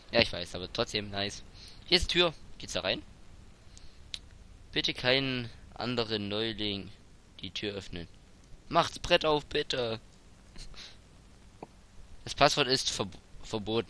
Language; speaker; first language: German; native; German